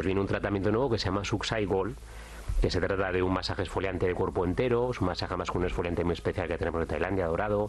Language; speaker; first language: Spanish; native; Spanish